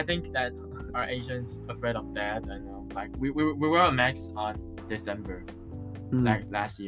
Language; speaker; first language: English; non-native, learner; Chinese